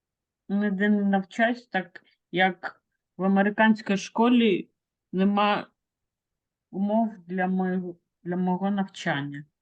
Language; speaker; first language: Ukrainian; non-native, local second language; Russian